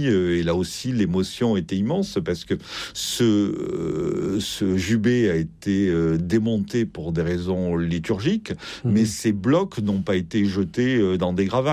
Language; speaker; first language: French; native; French